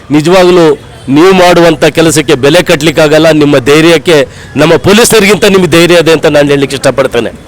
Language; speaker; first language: Kannada; native; Kannada